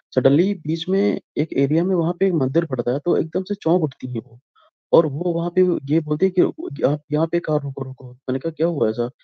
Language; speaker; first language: Hindi; native; Hindi